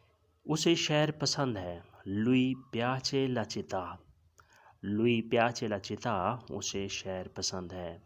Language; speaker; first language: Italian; non-native, learner; Urdu